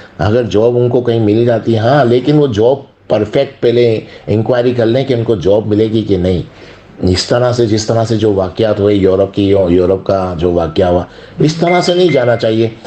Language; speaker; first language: Urdu; non-native, local second language; Sindhi